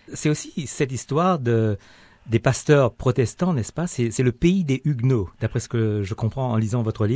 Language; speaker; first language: French; native; French